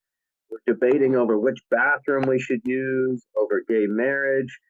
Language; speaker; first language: English; native; English